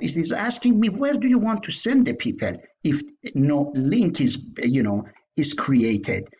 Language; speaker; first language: English; non-native, fluent; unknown